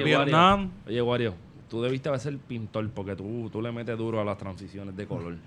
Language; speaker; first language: Spanish; native; Spanish